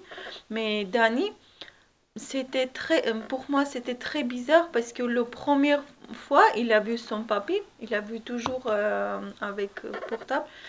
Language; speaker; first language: French; non-native, learner; Armenian